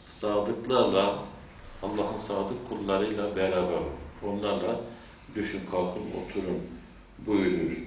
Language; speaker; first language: Turkish; native; Turkish